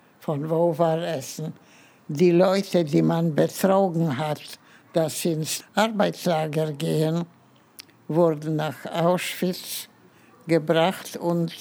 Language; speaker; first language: German; non-native, fluent; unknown